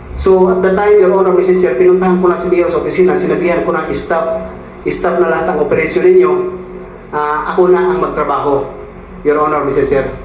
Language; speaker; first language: Filipino; non-native, local second language; Cebuano